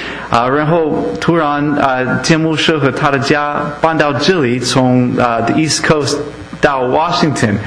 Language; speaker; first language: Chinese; non-native, fluent; English